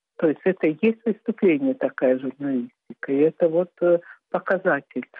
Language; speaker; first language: Russian; native; Russian